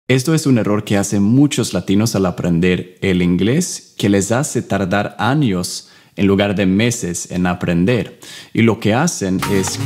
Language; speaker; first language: Spanish; non-native, fluent; English